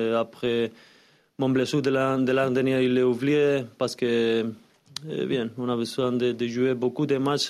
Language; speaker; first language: French; non-native, learner; Spanish